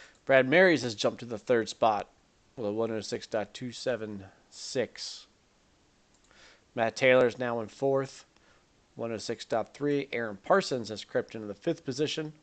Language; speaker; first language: English; native; English